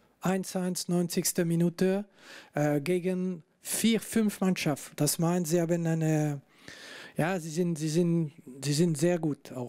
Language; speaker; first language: German; non-native, local second language; French